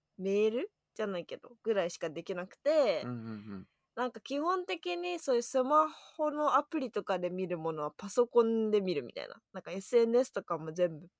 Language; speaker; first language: Japanese; native; Japanese